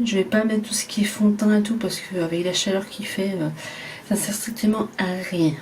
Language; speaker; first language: French; native; French